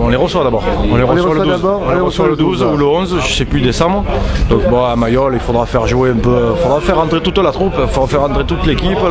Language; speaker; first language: French; native; French